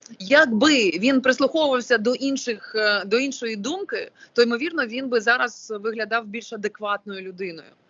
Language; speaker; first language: Ukrainian; non-native, local second language; Russian